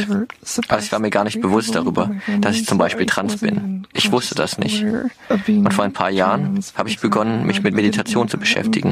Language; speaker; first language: German; non-native, fluent; English